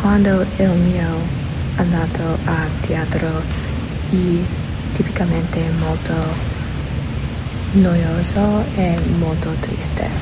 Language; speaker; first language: Italian; non-native, learner; English